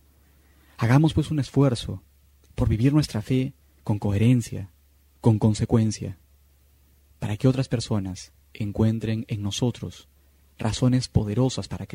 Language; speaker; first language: Spanish; native; Spanish